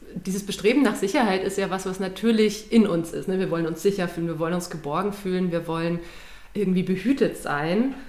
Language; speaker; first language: German; native; German